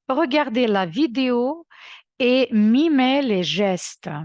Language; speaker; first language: French; non-native, fluent; Ukrainian